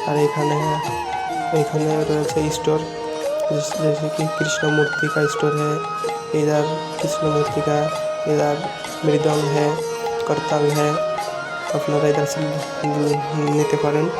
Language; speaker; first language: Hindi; non-native, local second language; Bangla